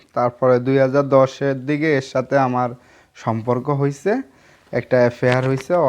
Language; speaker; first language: Bangla; native; Bangla